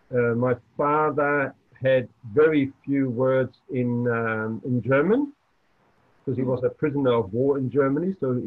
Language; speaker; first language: English; non-native, fluent; German